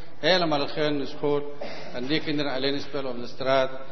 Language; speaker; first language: Dutch; non-native, learner; Arabic